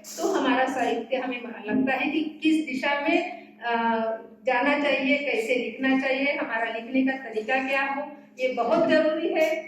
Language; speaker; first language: Hindi; non-native, local second language; Gondi